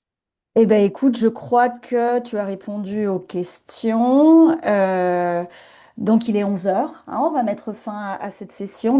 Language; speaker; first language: French; native; French